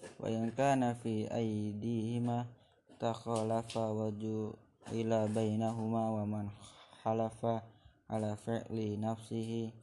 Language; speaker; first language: Arabic; non-native, learner; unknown